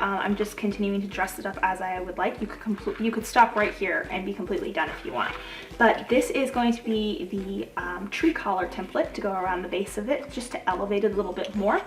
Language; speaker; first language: English; native; English